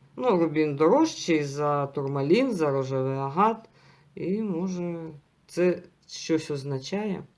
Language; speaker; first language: Ukrainian; non-native, local second language; Russian